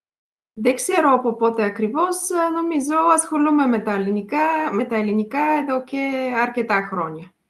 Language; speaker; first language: Greek; non-native, fluent; Bulgarian